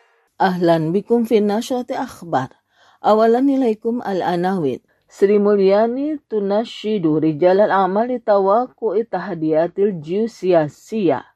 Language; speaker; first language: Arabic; non-native, fluent; Indonesian